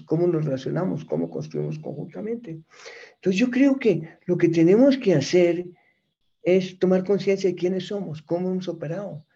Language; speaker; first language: Spanish; early bilingual, other home language; English